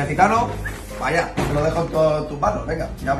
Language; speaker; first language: Spanish; native; Spanish